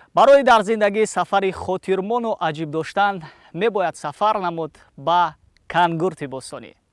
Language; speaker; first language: Tajik; native; Tajik